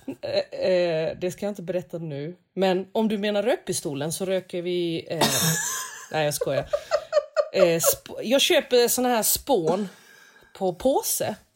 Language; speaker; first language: Swedish; native; Swedish